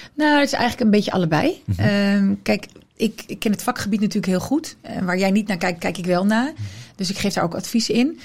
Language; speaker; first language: Dutch; early bilingual, other home language; Riffian